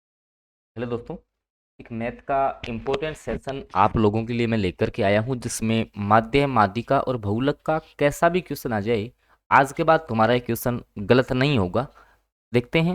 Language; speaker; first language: Hindi; native; Hindi